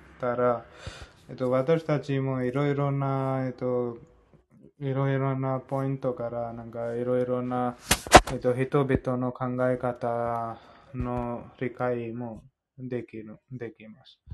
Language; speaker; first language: Japanese; non-native, fluent; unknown